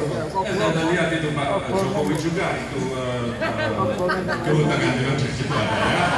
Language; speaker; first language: Indonesian; non-native, fluent; English